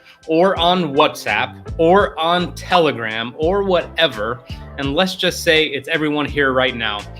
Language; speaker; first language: English; native; English